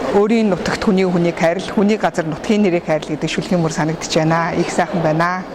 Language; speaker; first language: Mongolian; native; Mongolian